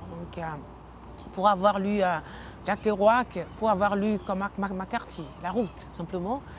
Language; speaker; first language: French; non-native, local second language; Ewe